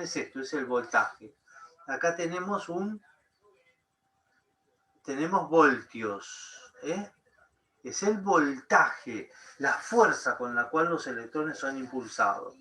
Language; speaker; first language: Spanish; native; Spanish